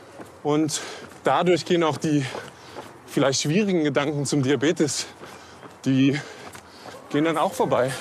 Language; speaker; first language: German; native; German